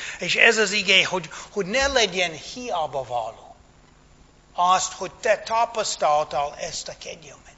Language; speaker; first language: Hungarian; non-native, fluent; English